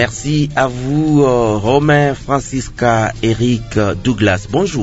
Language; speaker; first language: French; non-native, local second language; Lingala